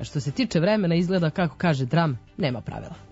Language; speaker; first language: Croatian; native; Croatian